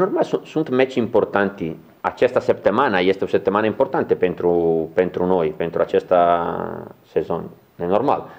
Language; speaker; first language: Romanian; non-native, learner; Italian